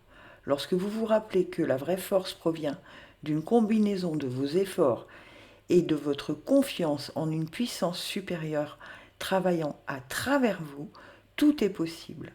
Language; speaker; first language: French; native; French